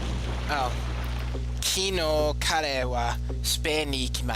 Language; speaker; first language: Japanese; non-native, learner; English